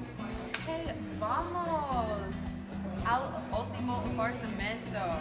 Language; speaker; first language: Spanish; non-native, learner; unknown